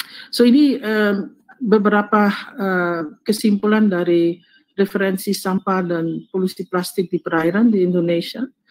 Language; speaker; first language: Indonesian; early bilingual, heritage; Indonesian